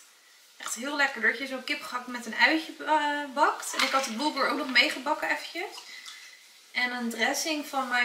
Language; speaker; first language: Dutch; native; Dutch